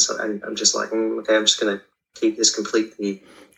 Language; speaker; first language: English; native; English